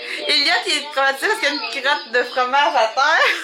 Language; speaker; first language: French; native; French